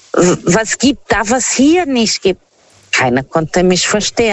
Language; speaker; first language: German; non-native, fluent; Portuguese